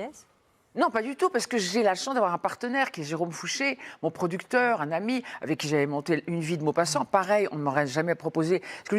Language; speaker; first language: French; native; French